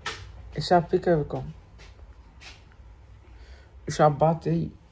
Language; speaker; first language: German; non-native, learner; Bulgarian